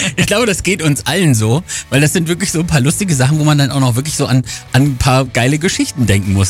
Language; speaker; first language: German; native; German